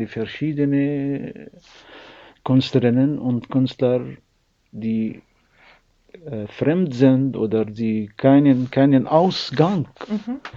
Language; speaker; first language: German; non-native, learner; Arabic